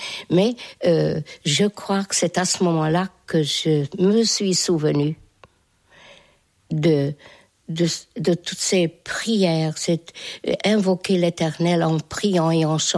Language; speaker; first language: French; non-native, fluent; Hungarian